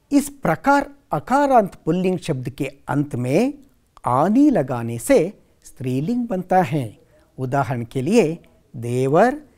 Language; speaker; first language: Hindi; non-native, local second language; Kannada